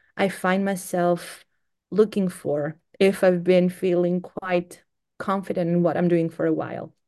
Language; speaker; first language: English; non-native, fluent; Greek